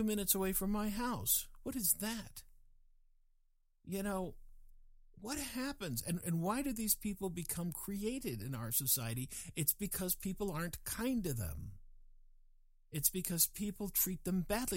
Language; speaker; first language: English; native; English